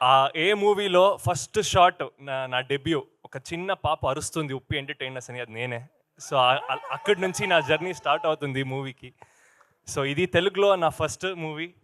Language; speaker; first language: Telugu; non-native, learner; Kannada